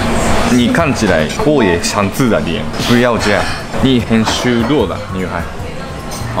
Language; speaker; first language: Chinese; non-native, fluent; Japanese